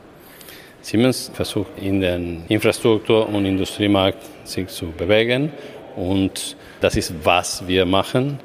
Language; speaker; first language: German; non-native, fluent; Spanish